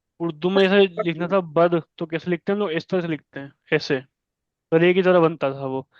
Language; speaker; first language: Hindi; native; Hindi